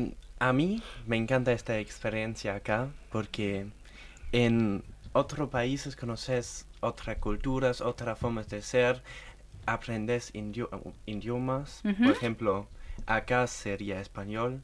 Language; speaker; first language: Spanish; non-native, fluent; German